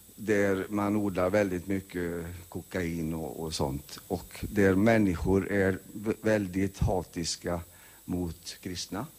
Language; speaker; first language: Swedish; early bilingual, heritage; Swedish